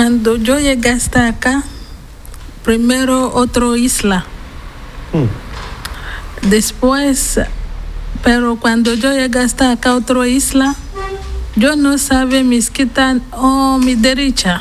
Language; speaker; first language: Spanish; non-native, learner; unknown